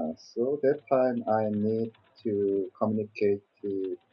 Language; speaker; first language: English; non-native, learner; Korean